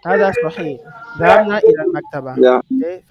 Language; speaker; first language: Arabic; non-native, fluent; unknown